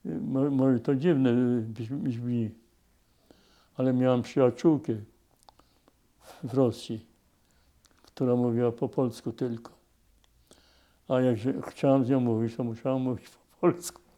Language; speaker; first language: Polish; non-native, local second language; Yiddish